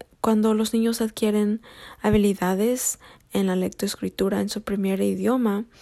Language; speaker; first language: Spanish; early bilingual, heritage; Spanish